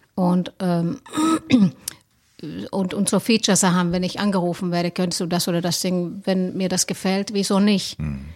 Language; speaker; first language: German; non-native, fluent; Finnish